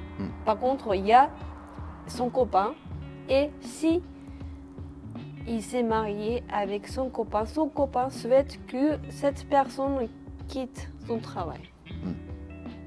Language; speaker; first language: French; non-native, learner; Japanese